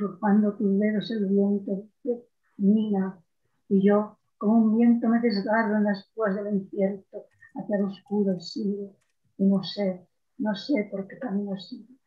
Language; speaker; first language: Spanish; native; Spanish